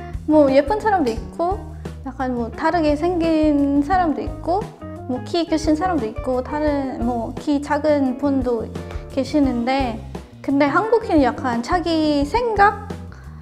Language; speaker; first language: Korean; non-native, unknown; Filipino